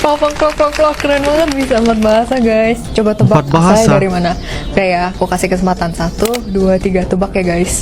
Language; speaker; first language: Indonesian; non-native, fluent; Vietnamese